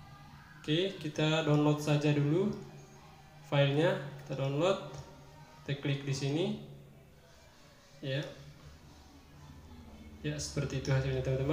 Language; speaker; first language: Indonesian; native; Indonesian